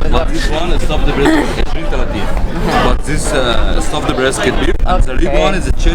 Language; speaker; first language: English; non-native, learner; Arabic